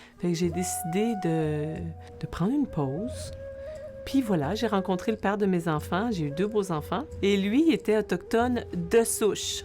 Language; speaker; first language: French; native; French